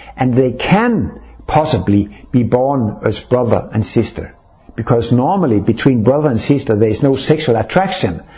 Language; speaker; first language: English; non-native, fluent; Danish